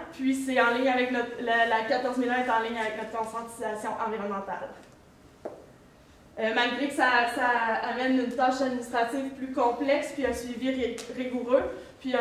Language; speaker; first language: French; native; French